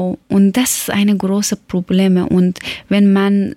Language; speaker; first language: German; non-native, learner; Persian